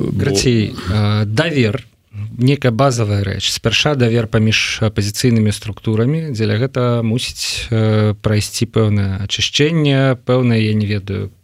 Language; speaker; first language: Belarusian; non-native, local second language; Russian